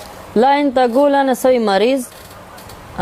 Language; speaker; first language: Arabic; non-native, learner; Pashto